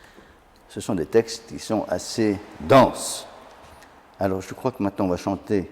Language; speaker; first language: French; native; French